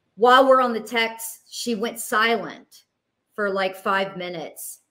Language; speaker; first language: English; native; English